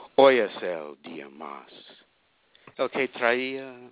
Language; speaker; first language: Spanish; non-native, fluent; English